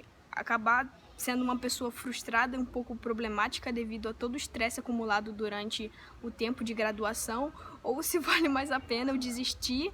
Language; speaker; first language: Portuguese; native; Portuguese